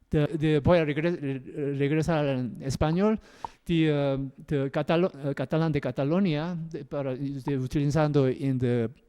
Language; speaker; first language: Spanish; non-native, learner; Korean